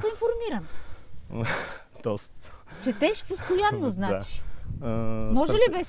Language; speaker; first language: Bulgarian; native; Bulgarian